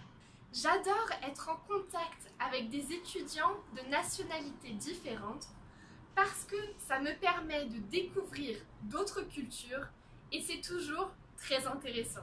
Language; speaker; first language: French; native; French